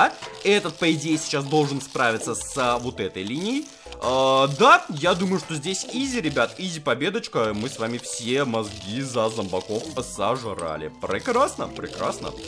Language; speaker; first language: Russian; native; Russian